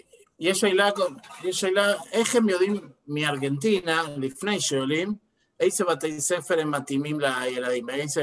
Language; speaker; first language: Hebrew; non-native, fluent; Spanish